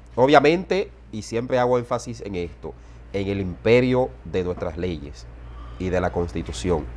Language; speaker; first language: Spanish; native; Spanish